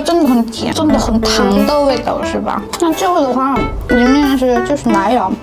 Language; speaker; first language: Chinese; non-native, learner; Korean